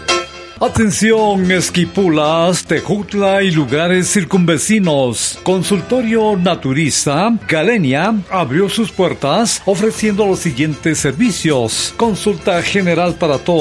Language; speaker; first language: Spanish; native; Spanish